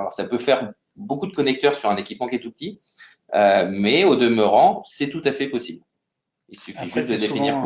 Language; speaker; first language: French; native; French